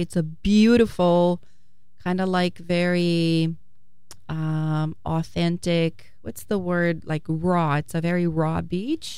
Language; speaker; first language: English; non-native, fluent; Portuguese